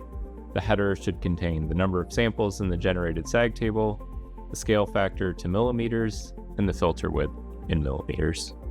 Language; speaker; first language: English; native; English